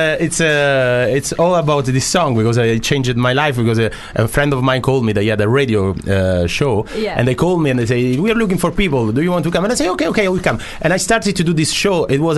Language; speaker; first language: English; non-native, fluent; Italian